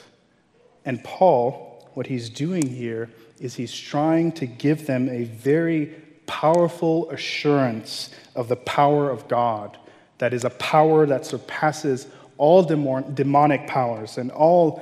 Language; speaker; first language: English; non-native, local second language; Yoruba